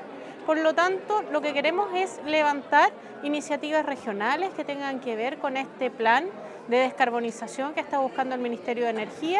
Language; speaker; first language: Spanish; native; Spanish